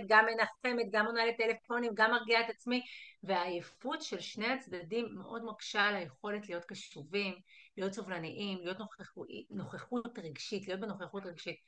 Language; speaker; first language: Hebrew; native; Hebrew